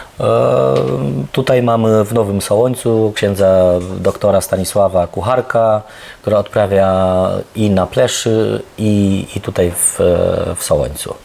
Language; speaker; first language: Polish; early bilingual, heritage; Polish